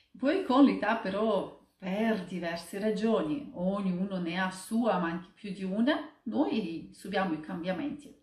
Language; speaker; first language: Italian; non-native, fluent; Russian